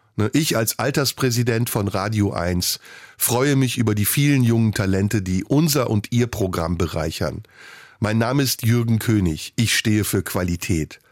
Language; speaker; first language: German; early bilingual, other home language; Turkish